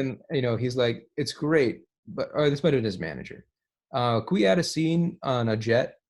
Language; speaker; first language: English; native; English